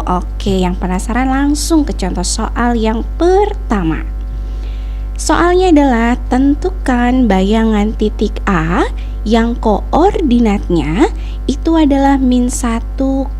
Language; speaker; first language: Indonesian; native; Indonesian